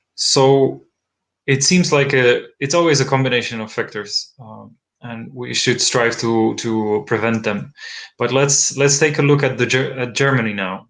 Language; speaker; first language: English; non-native, fluent; Czech